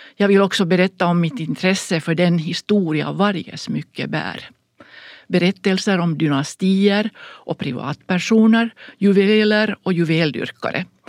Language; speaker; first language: Swedish; native; Swedish